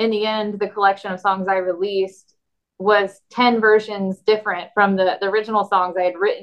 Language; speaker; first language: English; native; English